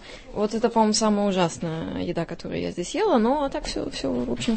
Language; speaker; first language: Russian; native; Russian